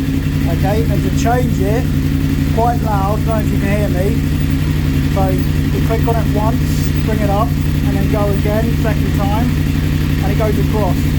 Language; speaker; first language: English; native; English